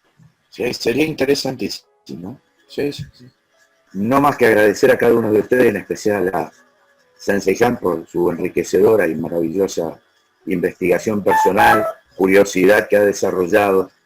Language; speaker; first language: Spanish; native; Spanish